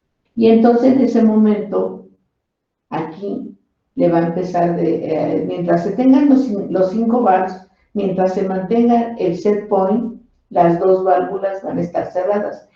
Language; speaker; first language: Spanish; native; Spanish